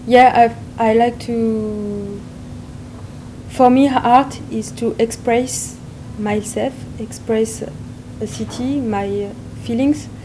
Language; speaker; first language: English; non-native, learner; French